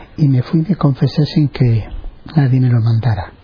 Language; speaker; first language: Spanish; native; Spanish